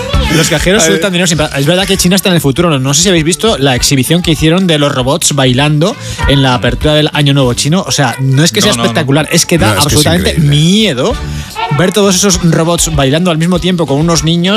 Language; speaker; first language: Spanish; native; Spanish